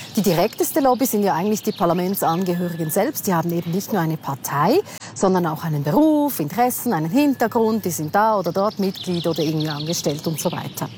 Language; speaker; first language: German; native; German